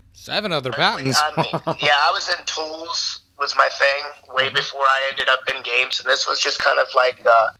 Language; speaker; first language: English; native; English